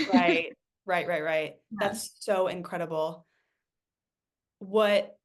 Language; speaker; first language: English; native; English